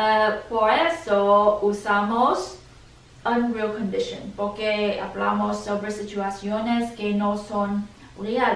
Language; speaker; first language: Spanish; non-native, learner; English